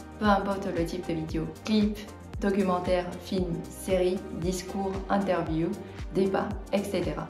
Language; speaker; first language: French; non-native, fluent; Chinese